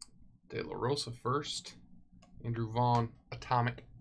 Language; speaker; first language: English; native; English